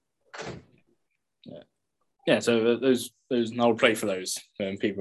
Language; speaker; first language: English; native; English